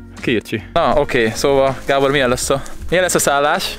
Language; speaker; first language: Hungarian; native; Hungarian